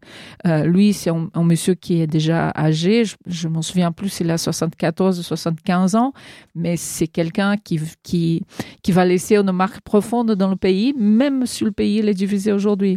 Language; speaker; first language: French; non-native, fluent; Portuguese